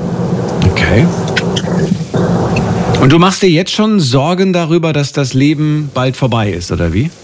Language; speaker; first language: German; native; German